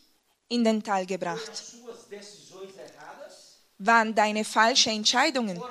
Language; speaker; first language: German; non-native, fluent; Portuguese